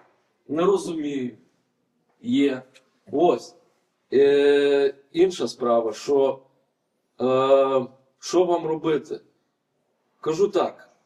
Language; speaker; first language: Ukrainian; non-native, fluent; Lithuanian